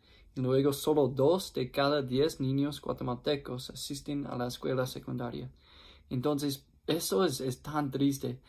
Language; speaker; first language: Spanish; non-native, fluent; English